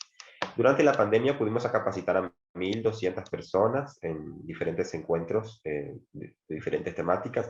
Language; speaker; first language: Spanish; native; Spanish